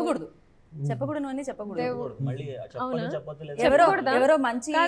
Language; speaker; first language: Telugu; native; Telugu